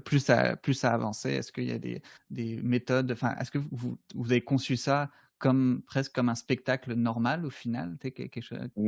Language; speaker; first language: French; native; French